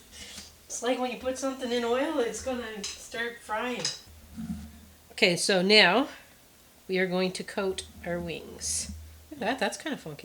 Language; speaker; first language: English; native; English